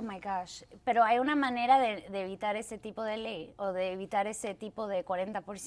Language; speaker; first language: Spanish; early bilingual, heritage; Spanish